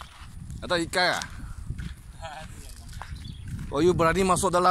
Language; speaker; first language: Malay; non-native, local second language; Cantonese